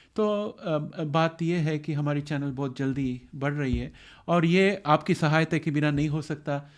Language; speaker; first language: Hindi; non-native, local second language; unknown